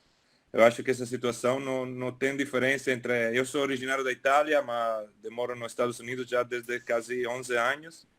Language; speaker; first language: Portuguese; non-native, fluent; Italian